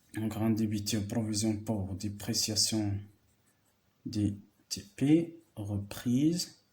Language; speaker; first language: French; non-native, local second language; Arabic